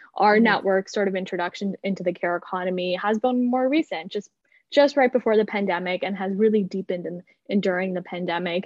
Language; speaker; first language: English; native; English